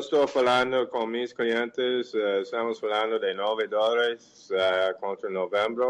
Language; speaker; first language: Portuguese; non-native, fluent; English